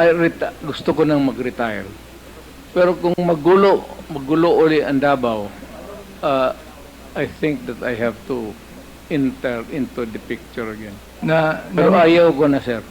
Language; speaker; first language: Filipino; non-native, local second language; Cebuano